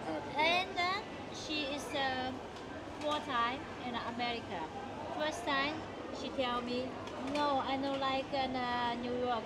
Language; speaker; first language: English; non-native, learner; Chinese